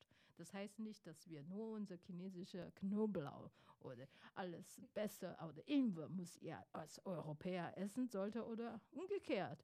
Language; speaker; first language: German; non-native, fluent; Chinese